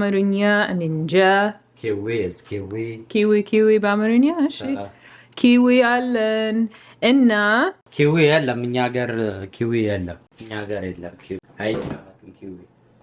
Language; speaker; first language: Amharic; non-native, learner; Arabic